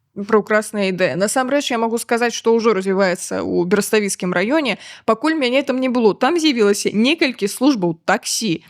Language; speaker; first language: Belarusian; native; Belarusian